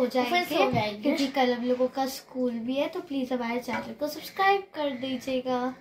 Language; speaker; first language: Hindi; native; Hindi